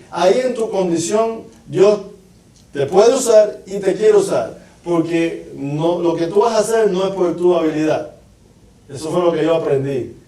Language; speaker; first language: Spanish; native; Spanish